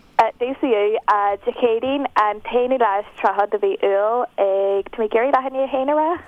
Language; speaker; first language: Irish; non-native, local second language; English